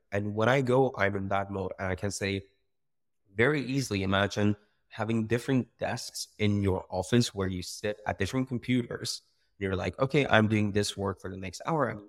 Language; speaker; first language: English; non-native, fluent; Persian